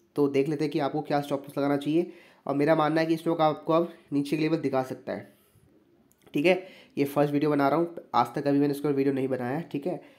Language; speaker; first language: Hindi; native; Hindi